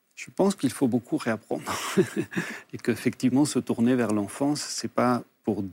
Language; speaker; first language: French; early bilingual, other home language; Spanish